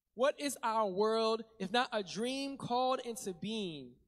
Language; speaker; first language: English; native; English